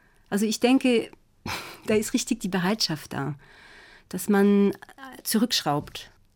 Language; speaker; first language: German; non-native, fluent; French